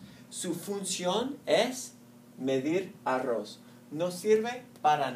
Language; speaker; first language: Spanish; non-native, fluent; English